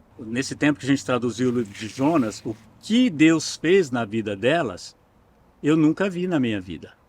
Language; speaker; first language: Portuguese; native; Portuguese